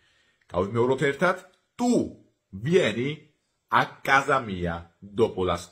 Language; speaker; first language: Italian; non-native, fluent; Georgian